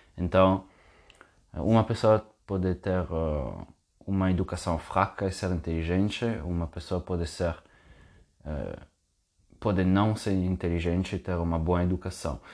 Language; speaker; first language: Portuguese; non-native, fluent; Italian